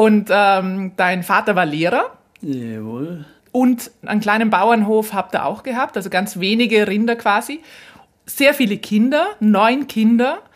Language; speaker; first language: German; native; German